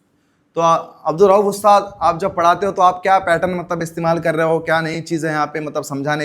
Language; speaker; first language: Hindi; native; Hindi